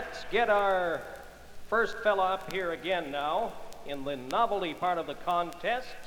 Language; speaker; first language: English; early bilingual, other home language; Ukrainian